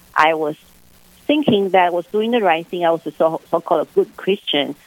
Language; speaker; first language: English; non-native, fluent; Chinese